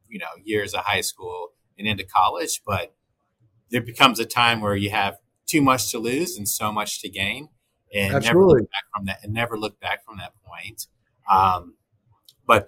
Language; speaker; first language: English; native; English